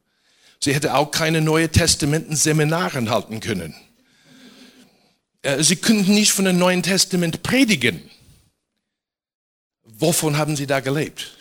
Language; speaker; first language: German; non-native, fluent; English